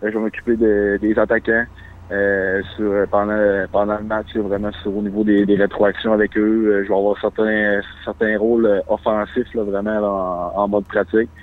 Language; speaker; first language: French; native; French